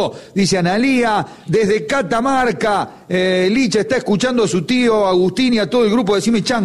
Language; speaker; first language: Spanish; native; Spanish